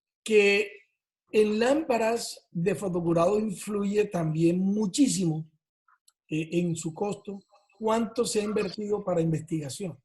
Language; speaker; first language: Spanish; native; Spanish